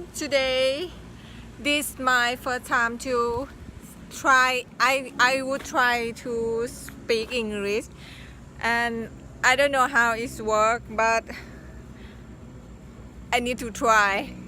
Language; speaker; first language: English; non-native, learner; Thai